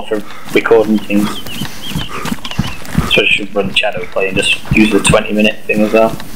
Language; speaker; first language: English; native; English